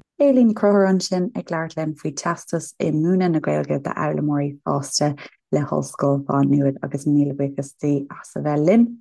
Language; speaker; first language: Irish; native; Irish